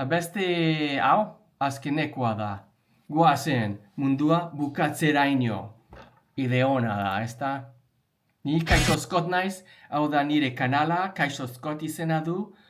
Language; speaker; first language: Basque; non-native, learner; English